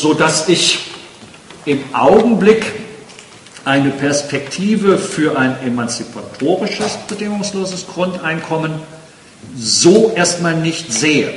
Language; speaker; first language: German; native; German